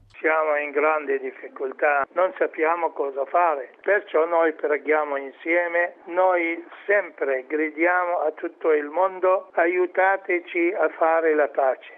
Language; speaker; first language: Italian; non-native, fluent; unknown